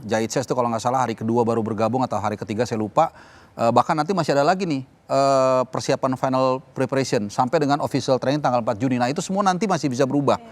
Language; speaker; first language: Indonesian; native; Indonesian